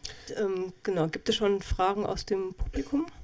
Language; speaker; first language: German; native; German